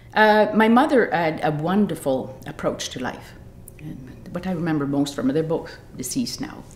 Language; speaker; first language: English; native; English